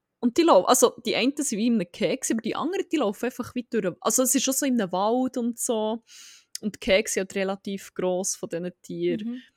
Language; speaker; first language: German; native; German